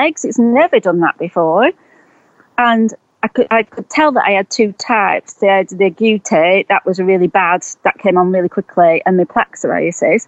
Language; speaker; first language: English; native; English